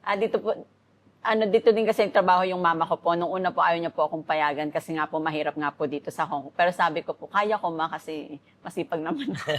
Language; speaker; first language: Filipino; native; Filipino